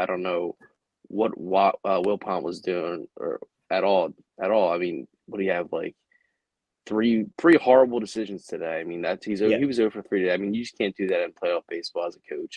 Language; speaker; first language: English; native; English